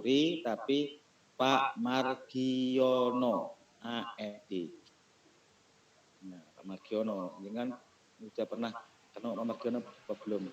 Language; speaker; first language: Indonesian; non-native, local second language; Javanese